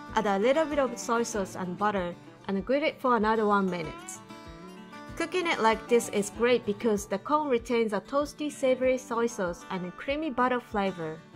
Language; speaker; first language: English; non-native, fluent; Japanese